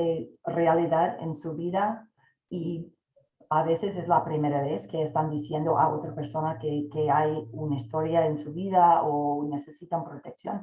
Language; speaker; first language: Spanish; non-native, fluent; English